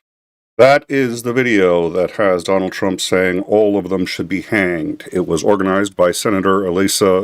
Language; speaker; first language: English; native; English